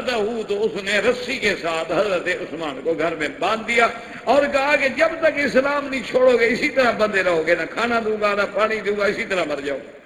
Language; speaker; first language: Urdu; non-native, local second language; Punjabi